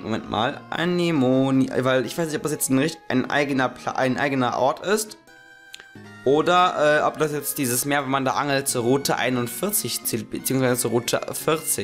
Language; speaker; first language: German; native; German